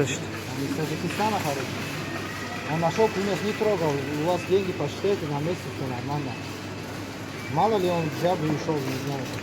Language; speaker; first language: Russian; non-native, learner; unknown